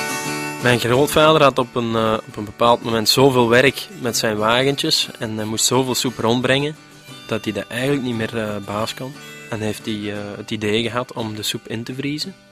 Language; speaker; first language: Dutch; native; Dutch